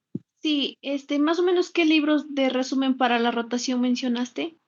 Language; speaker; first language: Spanish; native; Spanish